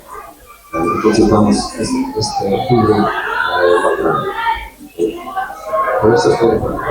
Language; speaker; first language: Spanish; non-native, learner; English